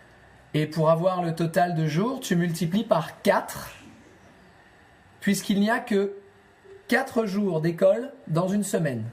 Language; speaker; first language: French; native; French